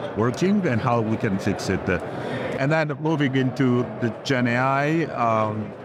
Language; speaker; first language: English; non-native, fluent; Italian